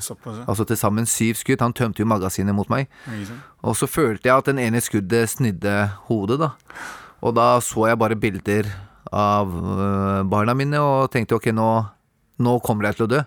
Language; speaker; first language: Norwegian; native; Norwegian